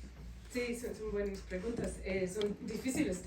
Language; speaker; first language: Spanish; non-native, fluent; English